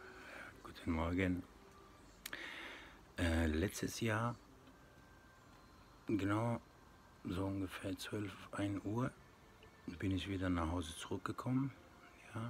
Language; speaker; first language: German; non-native, local second language; Persian